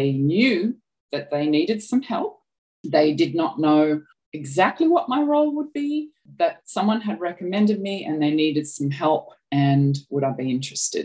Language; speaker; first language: English; native; English